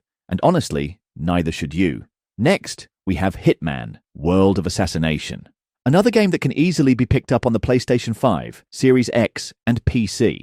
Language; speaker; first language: English; native; English